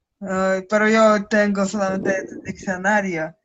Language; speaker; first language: Spanish; non-native, learner; Russian